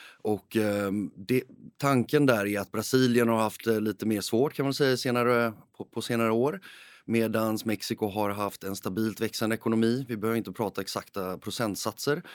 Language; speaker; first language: Swedish; early bilingual, heritage; Swedish